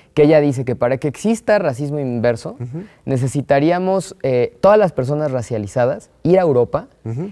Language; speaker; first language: Spanish; native; Spanish